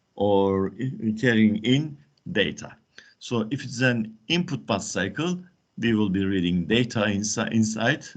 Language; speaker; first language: English; non-native, fluent; Turkish